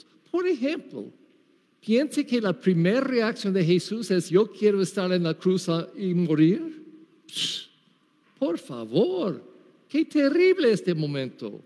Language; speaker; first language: Spanish; non-native, learner; English